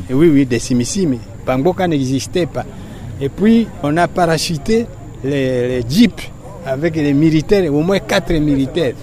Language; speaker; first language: French; non-native, local second language; Swahili